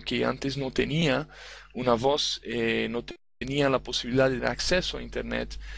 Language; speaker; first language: Spanish; non-native, fluent; Portuguese